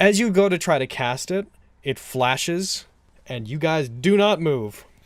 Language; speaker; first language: English; native; English